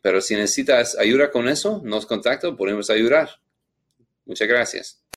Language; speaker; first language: Spanish; non-native, learner; English